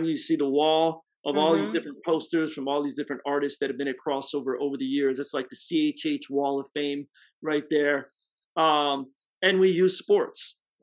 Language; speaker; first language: English; native; English